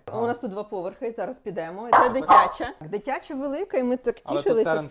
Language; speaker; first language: Ukrainian; native; Ukrainian